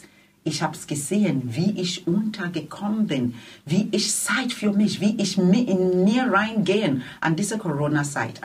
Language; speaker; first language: German; non-native, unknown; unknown